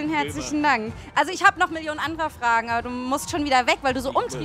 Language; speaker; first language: German; native; German